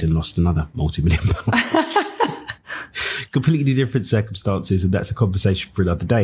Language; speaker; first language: English; native; English